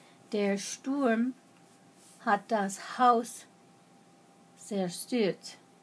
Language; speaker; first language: German; non-native, learner; English